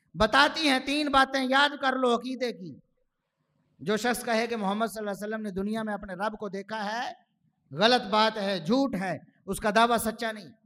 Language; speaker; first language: Urdu; native; Urdu